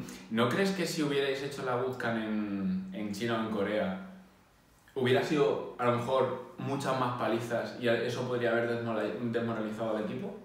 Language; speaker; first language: Spanish; native; Spanish